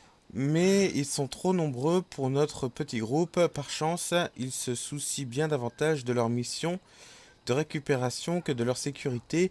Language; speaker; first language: French; native; French